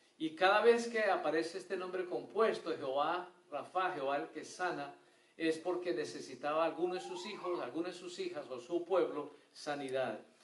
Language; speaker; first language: Spanish; native; Spanish